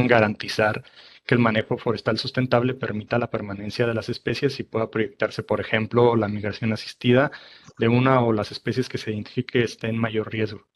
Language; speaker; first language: Spanish; native; Spanish